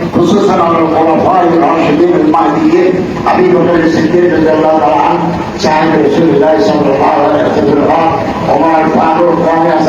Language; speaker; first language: Arabic; non-native, fluent; Bangla